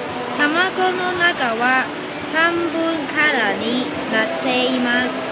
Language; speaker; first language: Japanese; non-native, learner; Cantonese